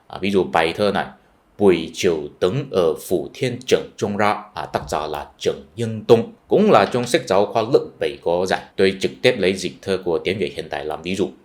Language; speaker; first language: Vietnamese; non-native, fluent; Chinese